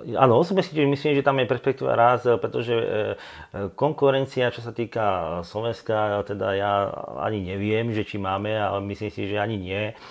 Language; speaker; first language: Slovak; native; Slovak